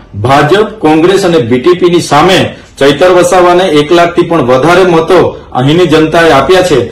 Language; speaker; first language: Gujarati; non-native, local second language; Vasavi